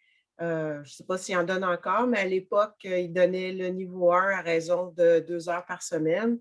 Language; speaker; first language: French; native; French